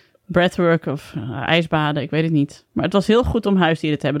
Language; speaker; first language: Dutch; native; Dutch